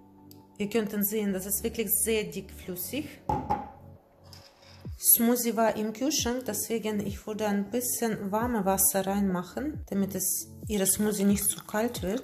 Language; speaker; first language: German; non-native, learner; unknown